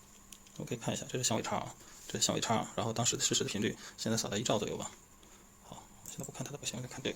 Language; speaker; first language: Chinese; native; Chinese